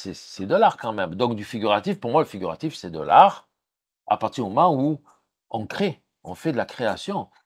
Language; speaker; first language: French; native; French